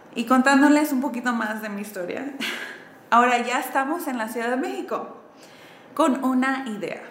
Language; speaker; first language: Spanish; early bilingual, heritage; Spanish